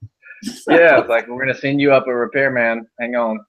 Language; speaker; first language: English; native; English